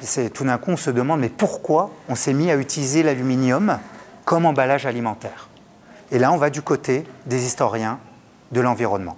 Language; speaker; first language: French; native; French